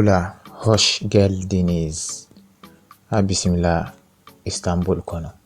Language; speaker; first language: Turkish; non-native, fluent; Bambara